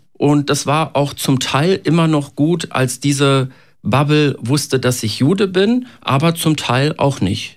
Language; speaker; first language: German; native; German